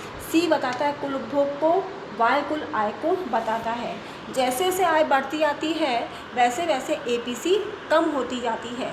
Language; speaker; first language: Hindi; native; Hindi